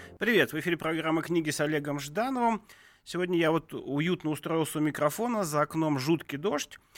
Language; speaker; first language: Russian; native; Russian